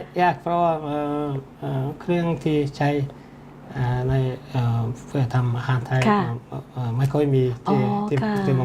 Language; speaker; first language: Thai; non-native, learner; Mongolian